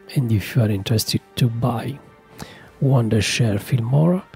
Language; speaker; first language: English; non-native, learner; Italian